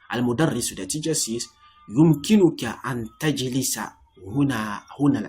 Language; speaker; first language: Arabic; non-native, fluent; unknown